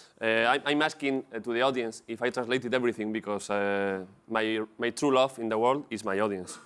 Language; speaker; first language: English; non-native, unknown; Spanish